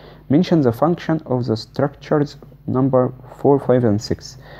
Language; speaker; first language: English; non-native, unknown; Arabic